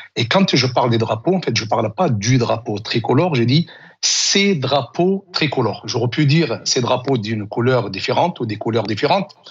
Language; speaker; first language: French; non-native, local second language; Arabic